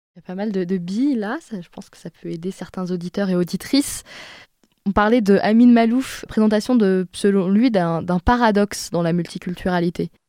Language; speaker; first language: French; native; French